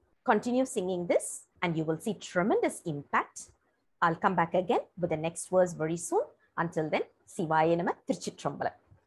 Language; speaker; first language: English; non-native, local second language; Tamil